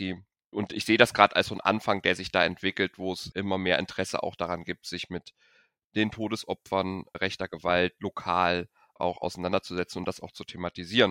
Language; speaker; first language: German; native; German